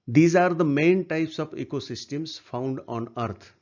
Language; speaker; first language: English; non-native, local second language; Marathi